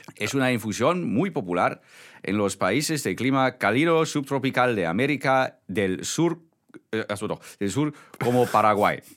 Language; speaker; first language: Spanish; non-native, learner; German